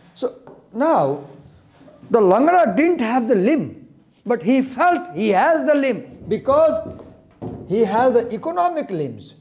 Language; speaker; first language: English; non-native, local second language; Nepali